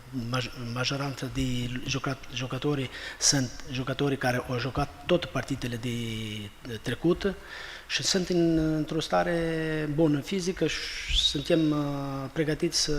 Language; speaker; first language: Romanian; non-native, fluent; Albanian